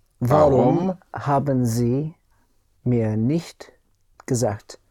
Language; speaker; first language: German; non-native, learner; English